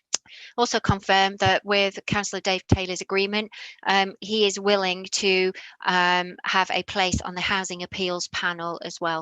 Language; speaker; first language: English; native; English